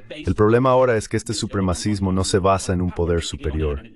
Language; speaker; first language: Spanish; native; Spanish